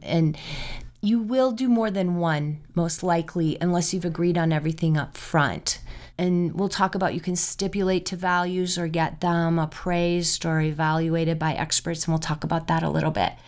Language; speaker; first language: English; native; English